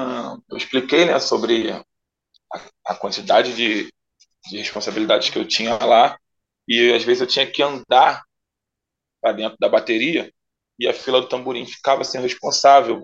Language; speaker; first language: Portuguese; native; Portuguese